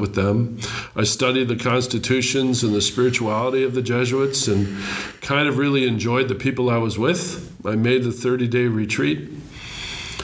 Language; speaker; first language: English; native; English